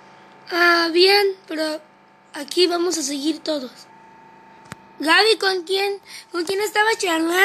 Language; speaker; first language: Spanish; native; Spanish